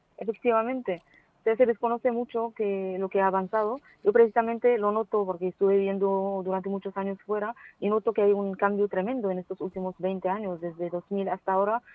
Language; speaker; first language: Spanish; non-native, fluent; Arabic